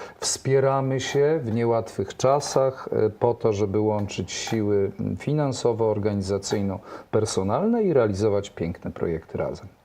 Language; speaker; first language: Polish; native; Polish